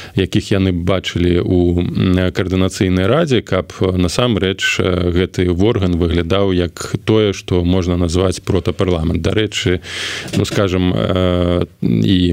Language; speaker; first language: Belarusian; non-native, local second language; Russian